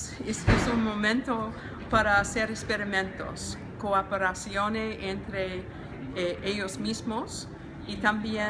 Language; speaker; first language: Spanish; non-native, learner; English